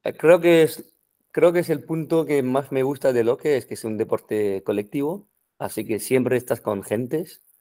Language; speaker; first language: Spanish; non-native, fluent; French